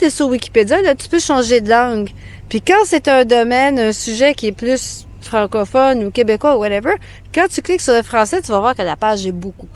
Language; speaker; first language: French; native; French